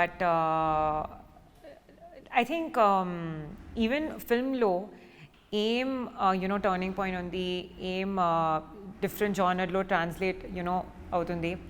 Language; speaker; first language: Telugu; non-native, learner; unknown